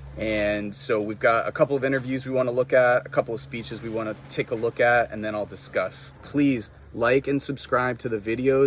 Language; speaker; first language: English; native; English